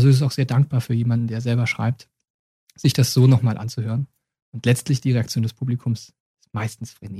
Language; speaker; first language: German; native; German